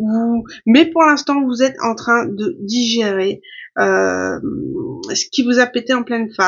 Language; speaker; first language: French; native; French